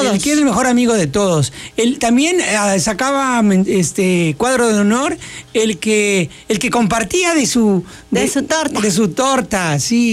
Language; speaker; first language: Spanish; native; Spanish